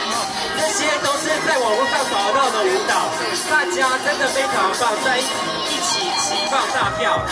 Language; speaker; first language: Chinese; native; Chinese